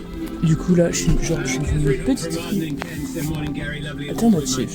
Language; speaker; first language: French; native; French